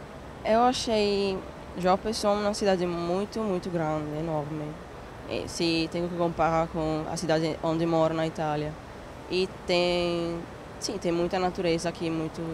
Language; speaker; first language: Portuguese; non-native, learner; Italian